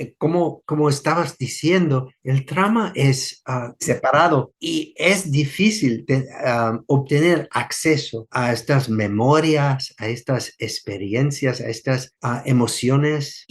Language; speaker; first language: Spanish; non-native, fluent; English